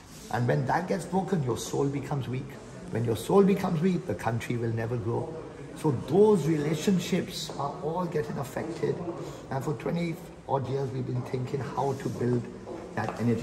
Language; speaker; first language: English; non-native, local second language; Hindi